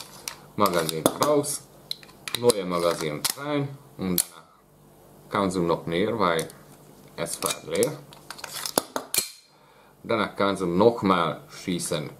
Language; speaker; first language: German; non-native, learner; Hungarian